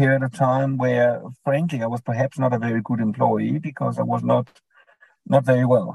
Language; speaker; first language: English; non-native, fluent; Danish